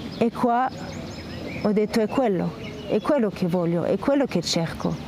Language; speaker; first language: Italian; non-native, fluent; French